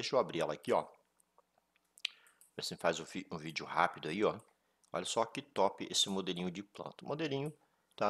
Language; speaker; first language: Portuguese; native; Portuguese